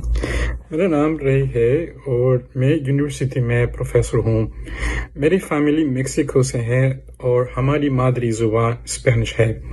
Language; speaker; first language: Hindi; non-native, learner; Spanish